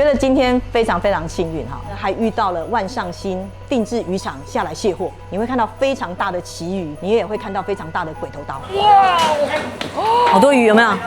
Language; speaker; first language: Chinese; native; Chinese